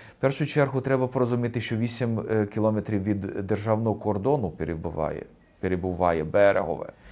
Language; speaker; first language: Ukrainian; non-native, local second language; Hungarian